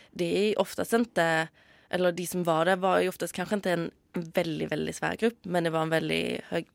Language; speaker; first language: Norwegian; non-native, fluent; Swedish